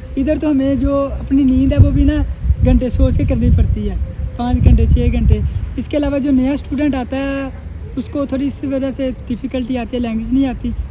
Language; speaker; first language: Hindi; non-native, local second language; Punjabi